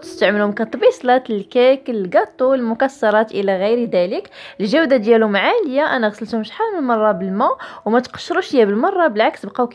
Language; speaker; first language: Arabic; native; Arabic